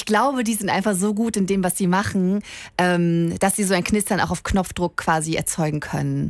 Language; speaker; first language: German; native; German